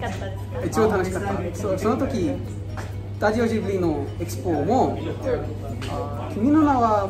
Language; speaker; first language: Japanese; non-native, learner; Tamil